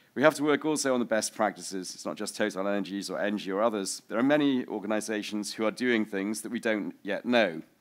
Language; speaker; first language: English; native; English